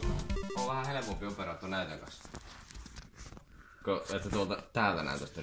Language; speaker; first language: Finnish; native; Finnish